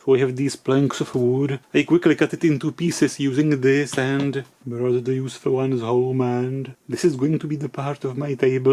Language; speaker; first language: English; non-native, fluent; Czech